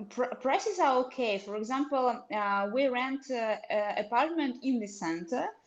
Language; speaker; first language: English; non-native, fluent; Russian